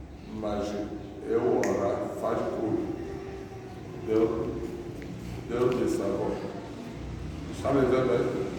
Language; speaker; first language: Portuguese; non-native, learner; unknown